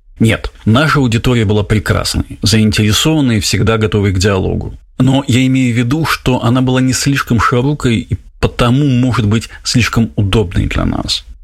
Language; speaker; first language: Russian; native; Russian